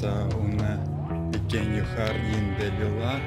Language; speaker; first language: Spanish; non-native, learner; Russian